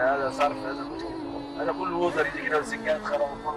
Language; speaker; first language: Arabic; non-native, learner; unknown